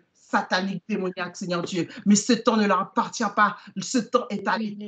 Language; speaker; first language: French; native; French